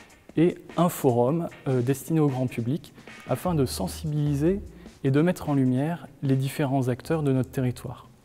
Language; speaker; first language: French; native; French